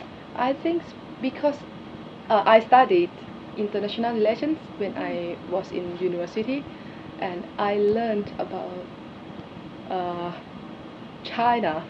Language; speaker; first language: English; non-native, learner; Thai